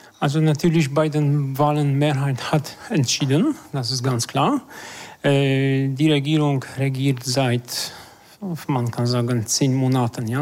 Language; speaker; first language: German; non-native, fluent; Polish